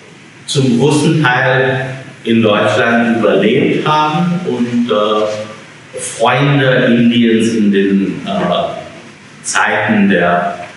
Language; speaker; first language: German; non-native, fluent; English